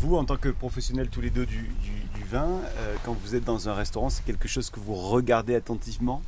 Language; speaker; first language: French; native; French